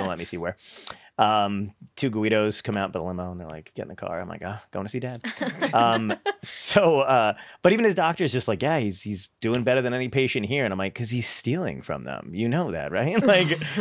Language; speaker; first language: English; native; English